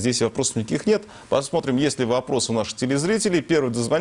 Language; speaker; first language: Russian; native; Russian